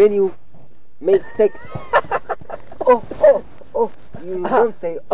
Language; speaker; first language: English; non-native, learner; Slovak